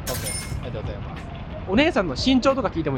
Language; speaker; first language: Japanese; native; Japanese